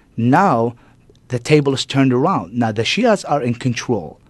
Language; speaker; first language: English; non-native, fluent; Arabic